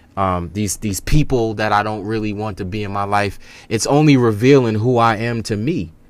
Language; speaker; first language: English; native; English